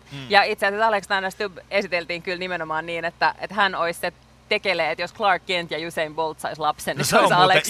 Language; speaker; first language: Finnish; native; Finnish